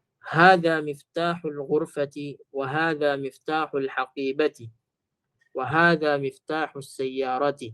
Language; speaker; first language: Arabic; non-native, fluent; Filipino